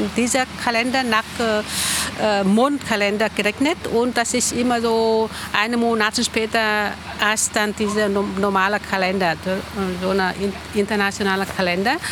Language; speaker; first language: German; non-native, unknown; Vietnamese